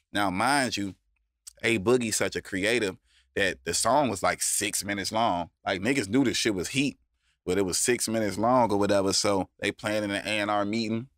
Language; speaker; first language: English; native; English